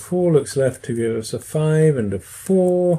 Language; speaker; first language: English; native; English